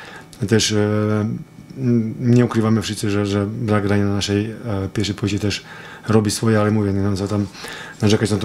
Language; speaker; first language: Polish; non-native, fluent; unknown